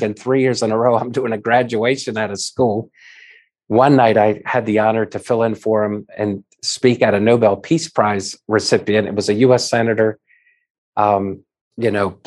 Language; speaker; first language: English; native; English